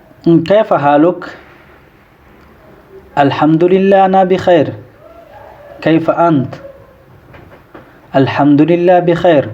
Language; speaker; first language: Arabic; non-native, fluent; Pashto